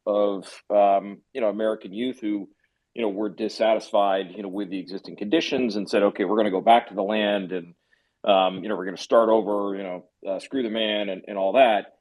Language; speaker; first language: English; native; English